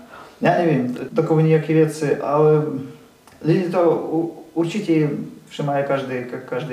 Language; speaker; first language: Czech; non-native, learner; Russian